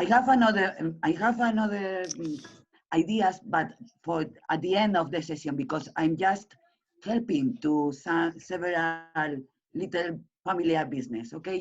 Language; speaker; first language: English; non-native, learner; Spanish